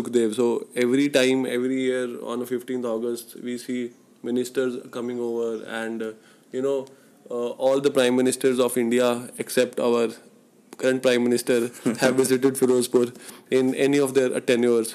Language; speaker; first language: English; non-native, local second language; Punjabi